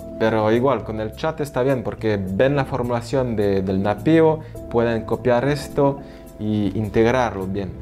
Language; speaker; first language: Spanish; non-native, fluent; French